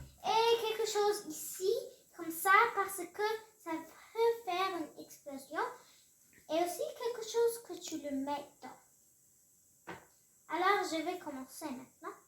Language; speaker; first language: French; non-native, learner; English